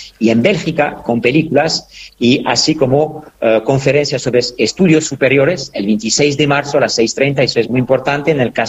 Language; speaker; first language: Spanish; non-native, fluent; French